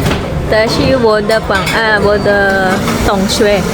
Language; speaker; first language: Chinese; non-native, learner; Filipino